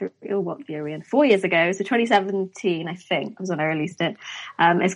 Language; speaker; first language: English; native; English